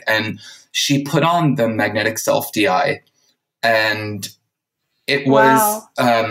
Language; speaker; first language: English; native; English